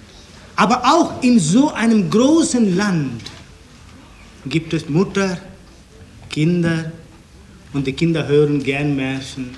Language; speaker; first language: German; non-native, fluent; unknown